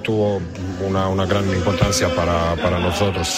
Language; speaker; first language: Spanish; non-native, fluent; English